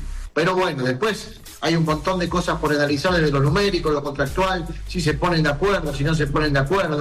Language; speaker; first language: Spanish; native; Spanish